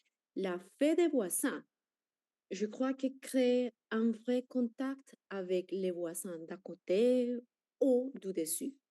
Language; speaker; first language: French; non-native, fluent; Spanish